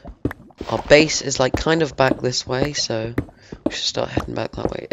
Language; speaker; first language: English; native; English